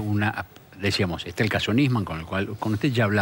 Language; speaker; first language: Spanish; native; Spanish